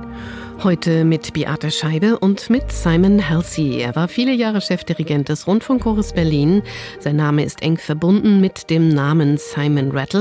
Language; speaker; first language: German; native; German